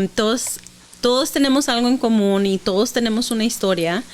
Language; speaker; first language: Spanish; early bilingual, heritage; Spanish